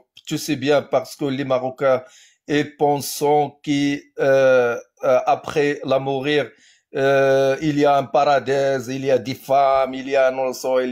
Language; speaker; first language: French; non-native, learner; Arabic